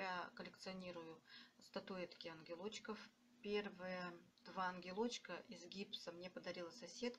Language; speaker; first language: Russian; native; Russian